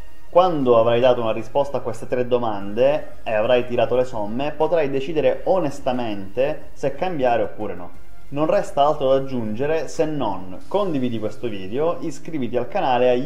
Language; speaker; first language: Italian; native; Italian